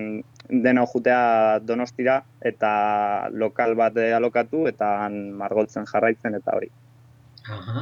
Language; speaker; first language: Basque; non-native, local second language; Spanish